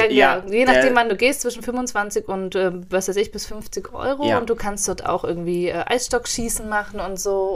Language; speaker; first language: German; native; German